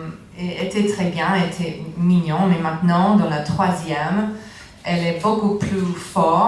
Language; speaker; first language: French; non-native, learner; English